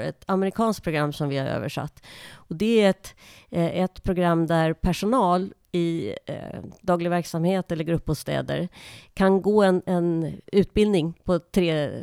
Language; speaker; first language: Swedish; native; Swedish